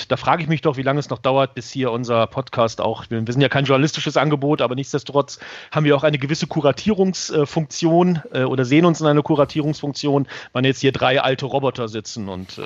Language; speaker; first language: German; native; German